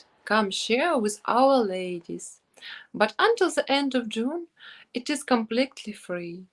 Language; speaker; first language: English; non-native, learner; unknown